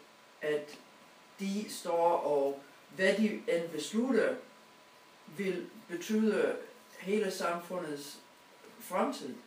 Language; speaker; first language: Danish; non-native, fluent; English